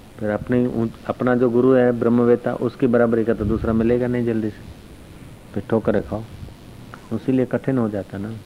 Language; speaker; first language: Hindi; non-native, local second language; Sindhi